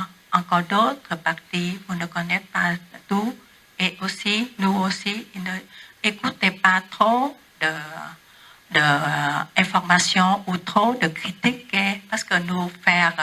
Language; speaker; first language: French; non-native, learner; Vietnamese